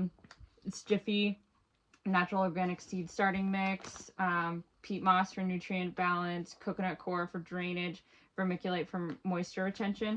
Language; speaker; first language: English; native; English